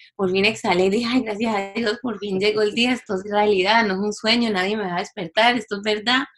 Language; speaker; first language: Spanish; early bilingual, heritage; English